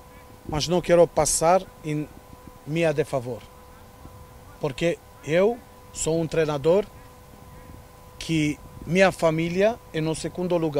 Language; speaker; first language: Portuguese; non-native, learner; Romanian